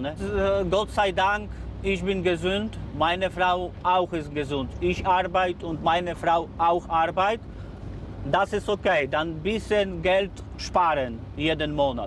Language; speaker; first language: German; non-native, learner; Polish